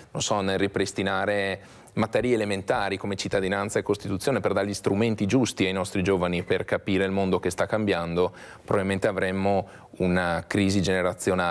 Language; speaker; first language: Italian; native; Italian